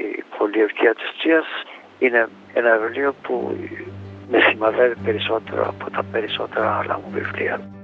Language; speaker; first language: Greek; native; Greek